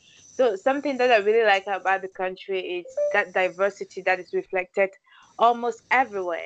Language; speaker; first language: English; non-native, local second language; French